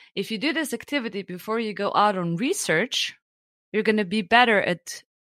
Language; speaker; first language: English; non-native, fluent; Slovenian